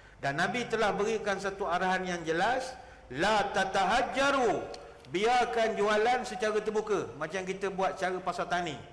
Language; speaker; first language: Malay; native; Malay